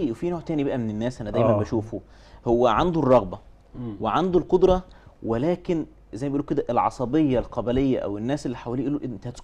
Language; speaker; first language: Arabic; native; Arabic